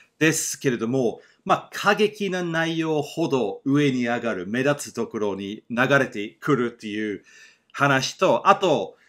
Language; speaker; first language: Japanese; non-native, fluent; English